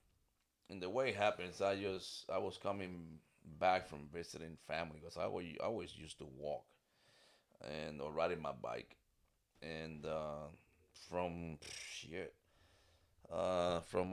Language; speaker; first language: English; non-native, fluent; Spanish